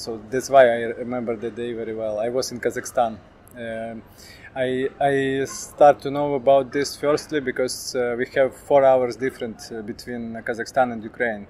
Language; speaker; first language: English; non-native, learner; Ukrainian